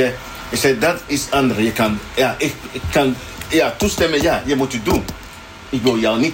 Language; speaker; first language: Dutch; non-native, learner; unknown